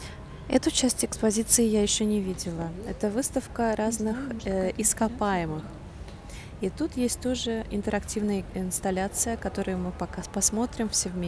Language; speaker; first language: Russian; native; Russian